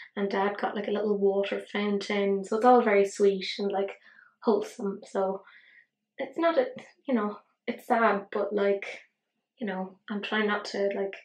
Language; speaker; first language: English; native; English